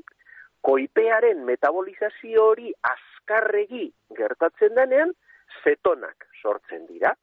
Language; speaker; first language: Basque; native; Basque